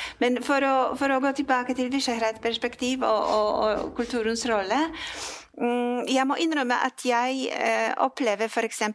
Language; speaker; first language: Norwegian; non-native, fluent; Polish